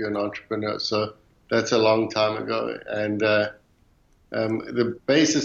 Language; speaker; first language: English; native; English